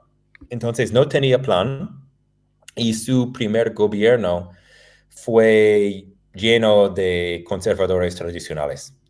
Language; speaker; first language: Spanish; non-native, fluent; English